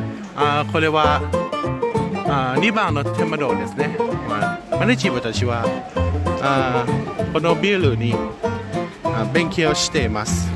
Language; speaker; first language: Japanese; non-native, learner; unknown